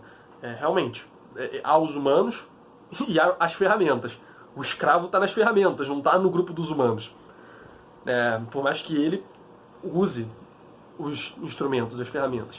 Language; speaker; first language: Portuguese; native; Portuguese